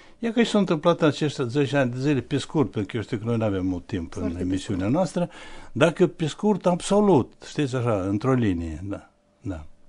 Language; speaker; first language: Romanian; native; Romanian